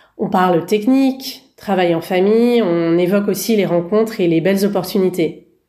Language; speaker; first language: French; native; French